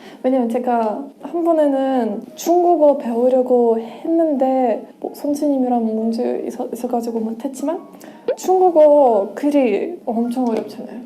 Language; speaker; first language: Korean; non-native, fluent; Russian